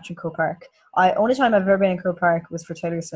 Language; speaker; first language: English; native; English